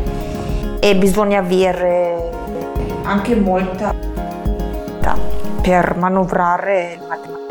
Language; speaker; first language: Italian; non-native, fluent; German